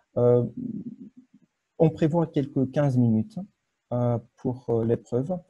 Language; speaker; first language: French; non-native, fluent; Russian